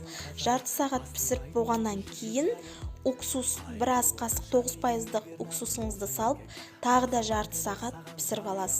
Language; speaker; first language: Kazakh; native; Kazakh